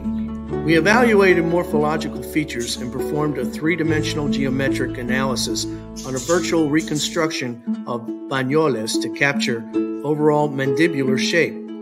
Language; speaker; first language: English; native; English